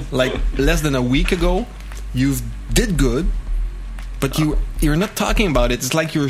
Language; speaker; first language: English; non-native, fluent; French